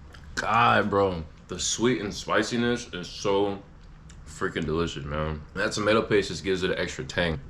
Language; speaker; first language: English; native; English